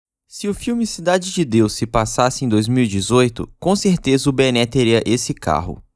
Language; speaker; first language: Portuguese; native; Portuguese